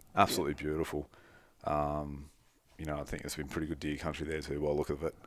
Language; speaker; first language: English; native; English